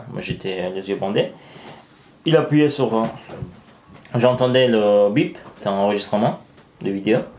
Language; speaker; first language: French; non-native, fluent; Persian